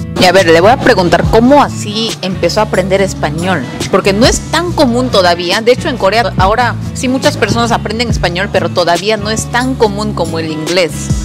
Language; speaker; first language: Spanish; non-native, fluent; Korean